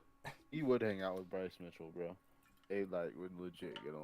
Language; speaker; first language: English; native; English